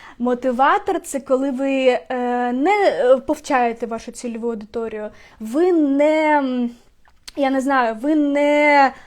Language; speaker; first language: Ukrainian; non-native, local second language; Russian